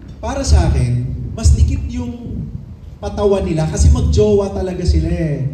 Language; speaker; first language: Filipino; native; Filipino